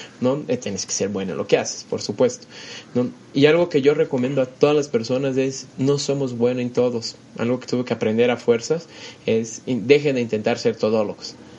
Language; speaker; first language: Spanish; non-native, fluent; Portuguese